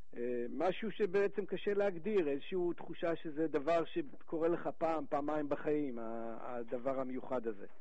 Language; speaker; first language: Hebrew; native; Hebrew